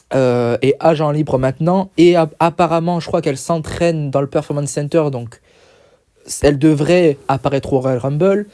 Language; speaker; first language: French; native; French